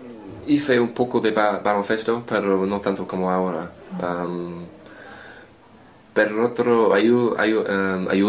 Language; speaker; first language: Spanish; non-native, learner; English